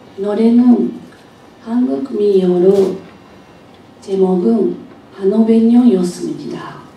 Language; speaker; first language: Korean; non-native, fluent; Japanese